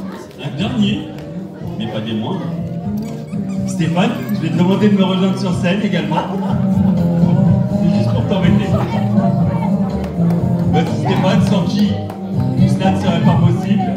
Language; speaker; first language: French; native; French